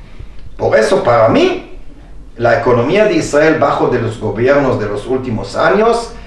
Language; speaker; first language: Spanish; non-native, fluent; Hebrew